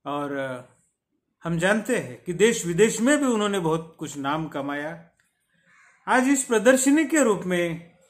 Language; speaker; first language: Hindi; non-native, local second language; Marathi